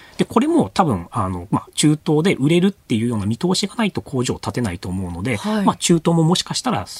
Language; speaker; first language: Japanese; native; Japanese